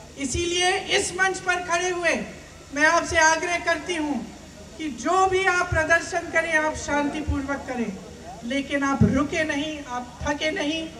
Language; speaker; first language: Hindi; native; Hindi